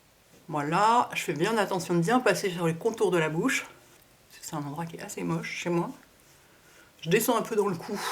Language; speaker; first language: French; native; French